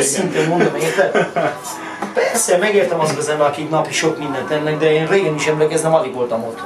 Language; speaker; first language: Hungarian; non-native, fluent; Armenian